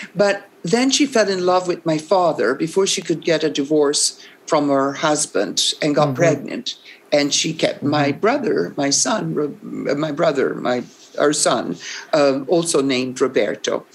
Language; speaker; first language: English; non-native, fluent; Italian